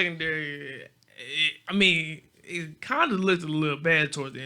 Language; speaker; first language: English; native; English